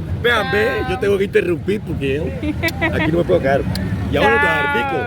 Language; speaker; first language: Spanish; native; Spanish